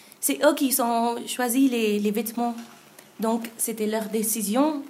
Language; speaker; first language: French; non-native, fluent; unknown